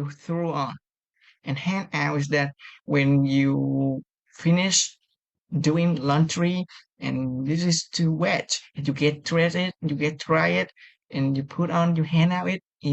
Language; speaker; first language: English; non-native, fluent; Vietnamese